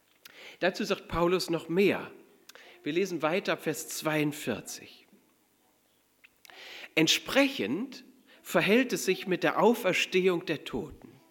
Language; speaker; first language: German; native; German